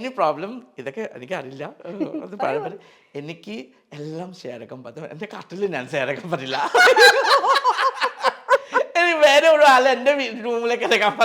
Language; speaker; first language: Malayalam; non-native, fluent; Assamese